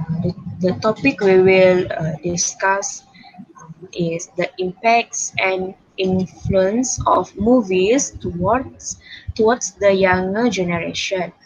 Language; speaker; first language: English; non-native, local second language; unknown